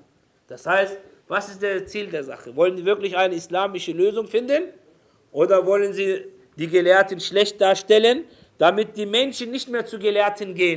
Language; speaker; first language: German; non-native, fluent; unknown